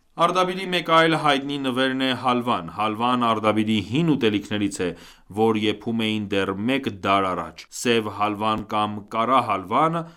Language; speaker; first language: Armenian; early bilingual, heritage; Armenian